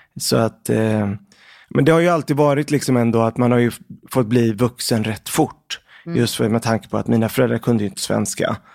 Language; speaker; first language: Swedish; early bilingual, other home language; Arabic